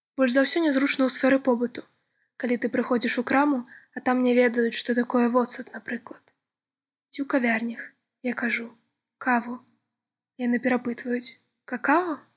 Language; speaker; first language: Belarusian; non-native, local second language; Russian